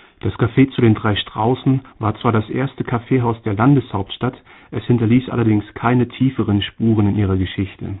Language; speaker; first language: German; native; German